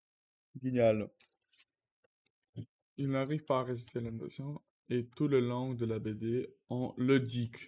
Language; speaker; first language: French; non-native, learner; Russian